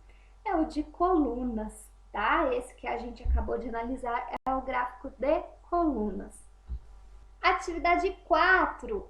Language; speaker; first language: Portuguese; native; Portuguese